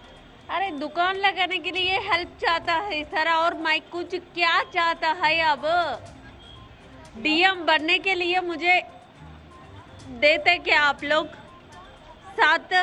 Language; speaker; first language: Hindi; non-native, local second language; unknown